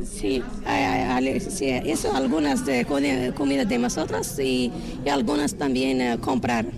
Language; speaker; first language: Spanish; non-native, learner; Arabic